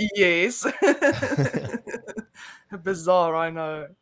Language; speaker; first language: English; non-native, local second language; Afrikaans